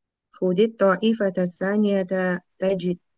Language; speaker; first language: Arabic; non-native, learner; Indonesian